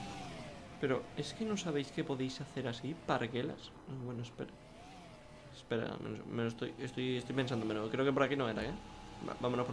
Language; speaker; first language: Spanish; native; Spanish